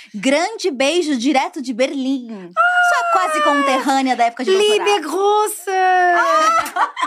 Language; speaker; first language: Portuguese; native; Portuguese